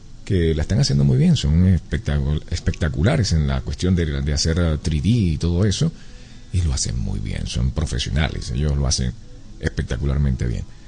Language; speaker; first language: Spanish; native; Spanish